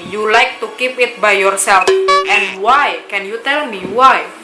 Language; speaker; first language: English; non-native, local second language; Indonesian